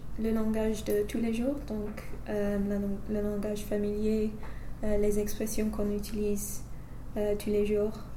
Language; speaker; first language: French; non-native, fluent; English